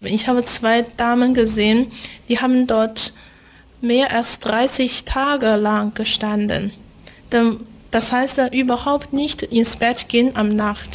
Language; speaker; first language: German; non-native, fluent; Chinese